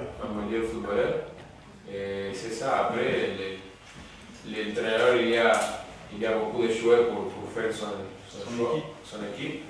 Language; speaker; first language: French; non-native, learner; Spanish